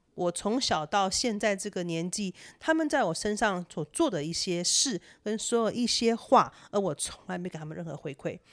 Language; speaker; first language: Chinese; native; Chinese